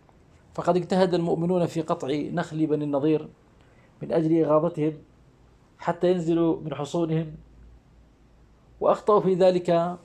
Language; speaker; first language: Arabic; native; Arabic